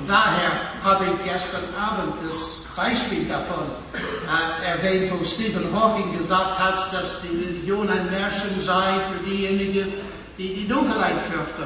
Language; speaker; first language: German; non-native, fluent; English